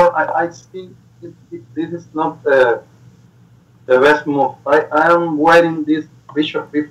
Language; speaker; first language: English; non-native, learner; Spanish